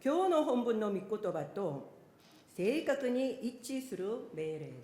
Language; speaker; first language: Japanese; non-native, fluent; Korean